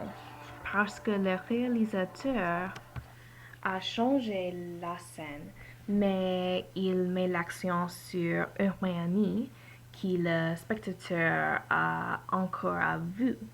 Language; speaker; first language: French; non-native, learner; English